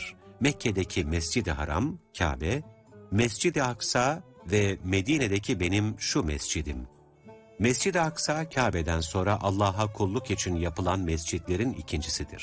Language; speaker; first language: Turkish; native; Turkish